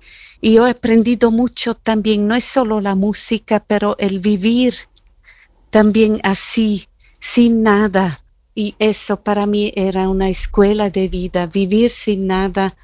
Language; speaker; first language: Spanish; non-native, fluent; Italian